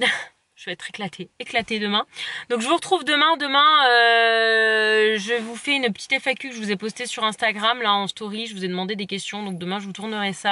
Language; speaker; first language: French; native; French